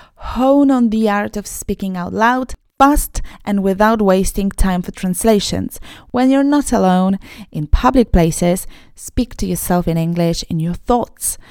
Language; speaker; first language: English; non-native, fluent; Polish